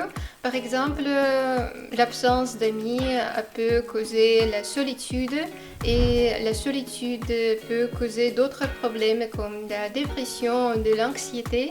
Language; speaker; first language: French; non-native, fluent; Russian